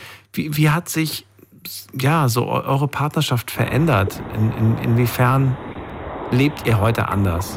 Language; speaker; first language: German; native; German